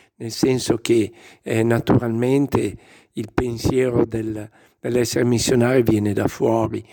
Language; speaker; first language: Italian; native; Italian